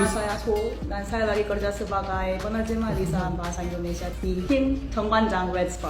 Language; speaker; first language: Indonesian; non-native, fluent; Korean